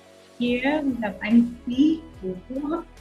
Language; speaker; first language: English; non-native, fluent; Vietnamese